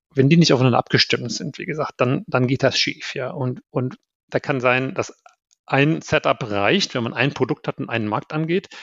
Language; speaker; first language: German; native; German